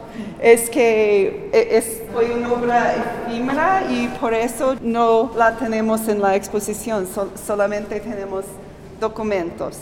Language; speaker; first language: Spanish; non-native, fluent; English